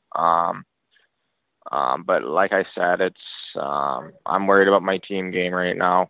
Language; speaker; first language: English; native; English